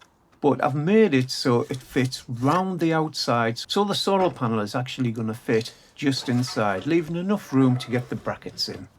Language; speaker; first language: English; native; English